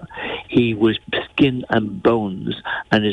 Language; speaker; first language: English; native; English